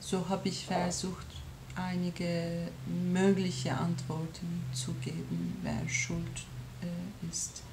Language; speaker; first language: German; non-native, fluent; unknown